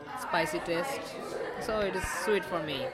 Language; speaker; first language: English; non-native, learner; Bangla